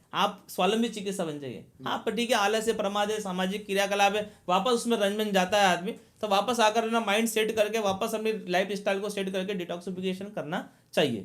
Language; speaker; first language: Hindi; native; Hindi